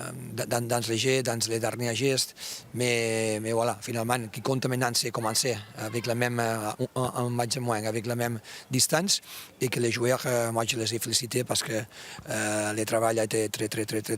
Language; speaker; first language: French; non-native, fluent; Spanish